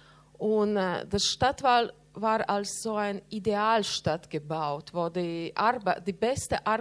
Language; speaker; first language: German; non-native, learner; Latvian